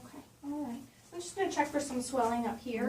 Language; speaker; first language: English; native; English